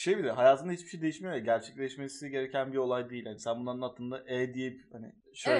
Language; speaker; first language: Turkish; native; Turkish